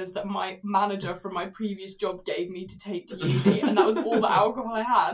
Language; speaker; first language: English; native; English